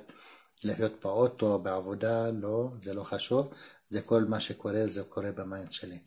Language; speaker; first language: Hebrew; non-native, local second language; Arabic